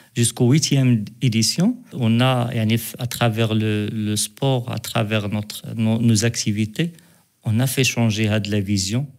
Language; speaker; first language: French; non-native, local second language; Arabic